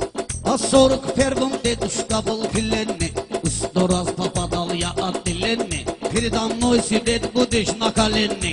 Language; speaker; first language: Russian; non-native, learner; Talysh